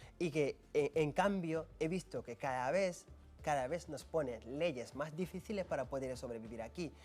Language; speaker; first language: Spanish; non-native, fluent; Wolof